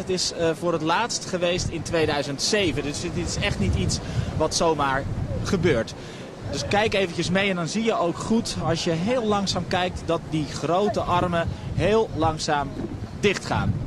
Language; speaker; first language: Dutch; native; Dutch